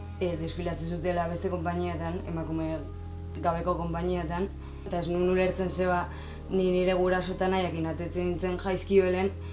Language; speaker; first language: Basque; native; Basque